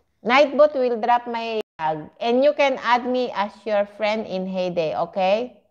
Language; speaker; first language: English; non-native, learner; Filipino